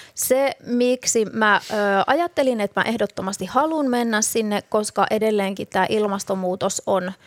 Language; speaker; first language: Finnish; native; Finnish